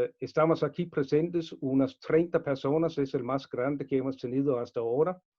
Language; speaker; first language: Spanish; non-native, fluent; Danish